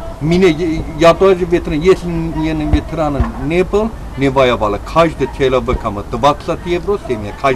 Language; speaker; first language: Russian; non-native, learner; Azerbaijani